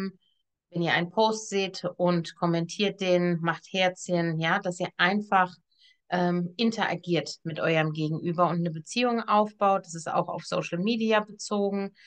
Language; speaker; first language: German; native; German